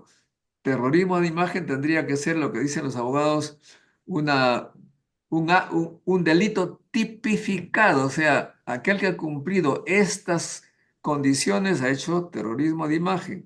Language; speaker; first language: Spanish; native; Spanish